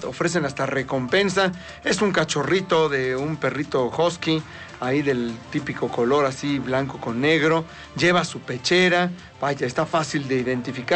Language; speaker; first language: Spanish; native; Spanish